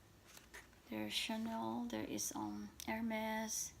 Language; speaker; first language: English; non-native, fluent; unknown